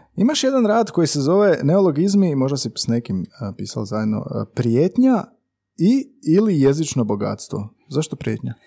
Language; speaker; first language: Croatian; native; Croatian